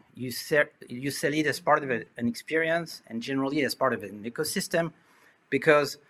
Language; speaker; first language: English; non-native, fluent; French